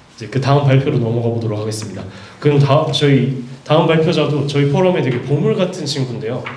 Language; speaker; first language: Korean; native; Korean